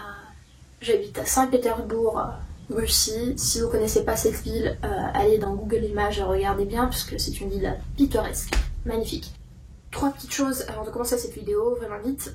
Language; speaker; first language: French; non-native, fluent; Russian